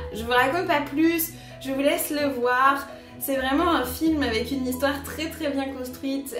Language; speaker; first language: French; native; French